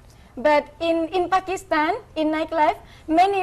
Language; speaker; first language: English; non-native, fluent; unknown